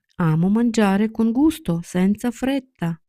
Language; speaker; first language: Italian; non-native, fluent; Ukrainian